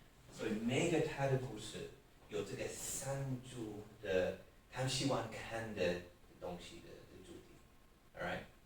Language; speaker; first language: Chinese; non-native, learner; English